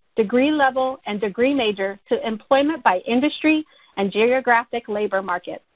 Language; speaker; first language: English; native; English